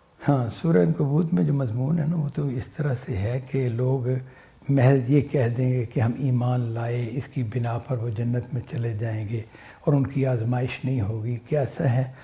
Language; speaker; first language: Urdu; non-native, local second language; Punjabi